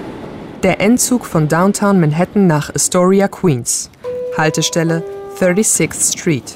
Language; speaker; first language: German; native; German